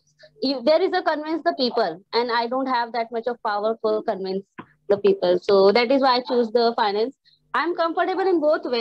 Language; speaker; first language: English; non-native, learner; Hindi